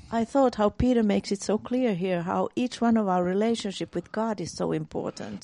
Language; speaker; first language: English; non-native, fluent; Finnish